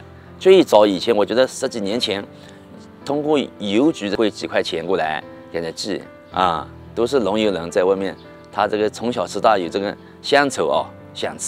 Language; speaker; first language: Chinese; native; Chinese